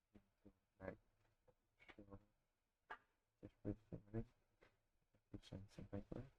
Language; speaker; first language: English; non-native, learner; Vietnamese